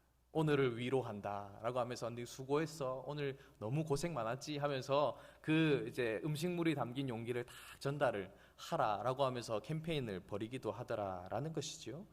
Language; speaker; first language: Korean; native; Korean